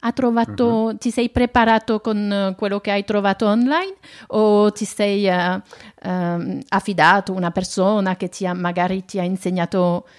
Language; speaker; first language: Italian; non-native, fluent; French